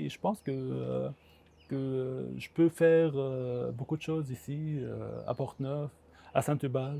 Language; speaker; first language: French; non-native, local second language; Arabic